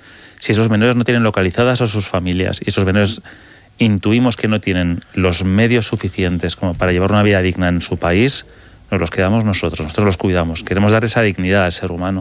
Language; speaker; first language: Spanish; native; Spanish